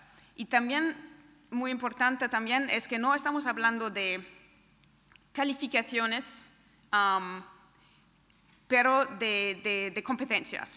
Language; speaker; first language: Spanish; non-native, fluent; German